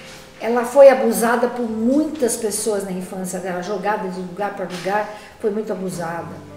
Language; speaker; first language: Portuguese; native; Portuguese